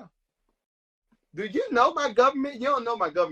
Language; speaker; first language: English; native; English